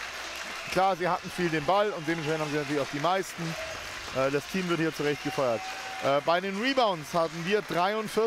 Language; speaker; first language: German; native; German